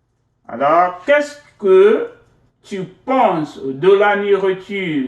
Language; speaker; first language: French; non-native, fluent; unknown